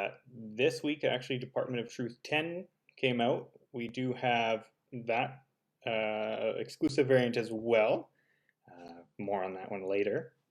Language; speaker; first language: English; native; English